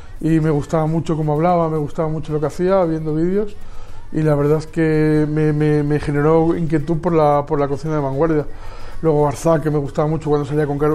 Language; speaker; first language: Spanish; native; Spanish